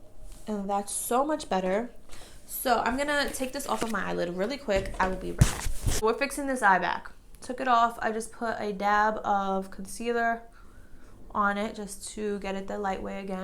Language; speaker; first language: English; native; English